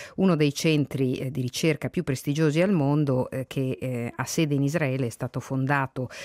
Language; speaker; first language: Italian; native; Italian